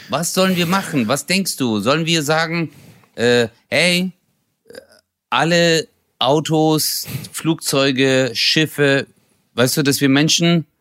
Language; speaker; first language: German; early bilingual, other home language; Turkish